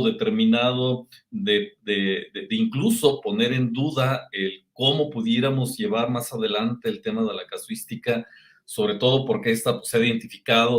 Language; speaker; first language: Spanish; native; Spanish